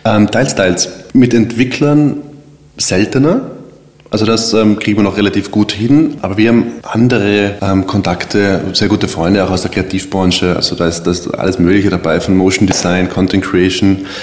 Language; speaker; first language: German; native; German